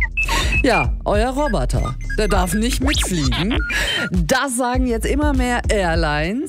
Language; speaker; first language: German; native; German